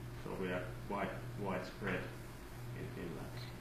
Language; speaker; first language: English; non-native, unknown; Finnish